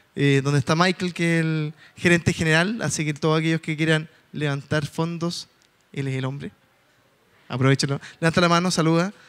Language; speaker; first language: Spanish; native; Spanish